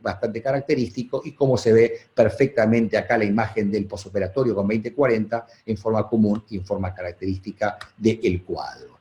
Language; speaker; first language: Spanish; native; Spanish